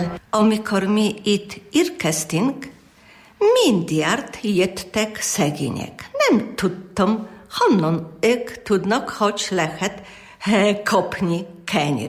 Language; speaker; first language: Hungarian; non-native, learner; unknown